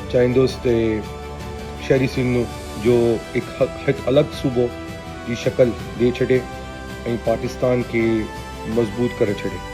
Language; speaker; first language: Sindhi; non-native, local second language; Urdu